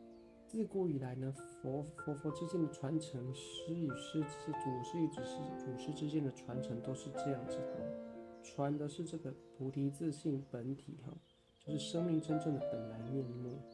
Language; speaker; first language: Chinese; native; Chinese